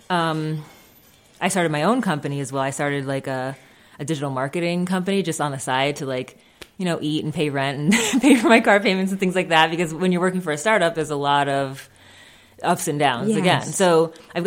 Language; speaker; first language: English; native; English